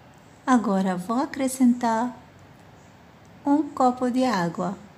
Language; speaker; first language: Portuguese; non-native, fluent; Arabic